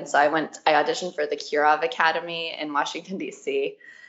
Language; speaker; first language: English; native; English